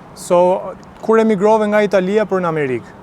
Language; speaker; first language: Albanian; native; Albanian